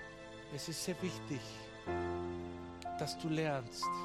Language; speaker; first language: German; non-native, fluent; Spanish